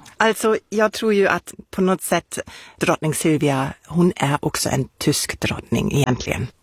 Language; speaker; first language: Swedish; non-native, fluent; German